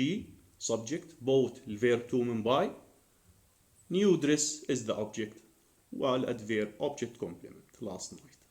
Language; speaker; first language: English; non-native, fluent; Arabic